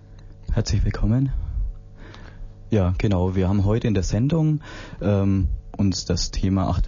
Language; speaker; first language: German; native; German